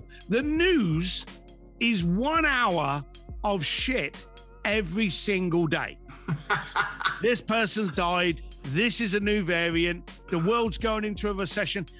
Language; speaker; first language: English; native; English